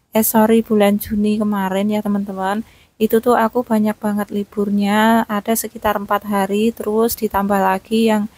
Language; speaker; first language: Indonesian; native; Indonesian